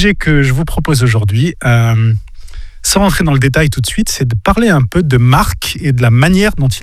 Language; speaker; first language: French; native; French